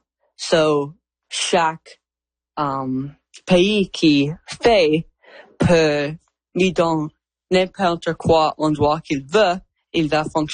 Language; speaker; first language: French; non-native, learner; English